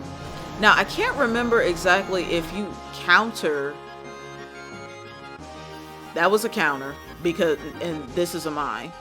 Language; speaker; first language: English; native; English